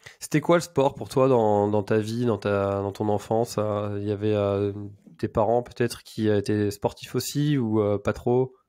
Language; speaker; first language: French; native; French